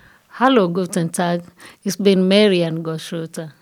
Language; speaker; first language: German; non-native, fluent; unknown